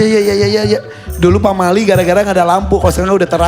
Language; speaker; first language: Indonesian; native; Indonesian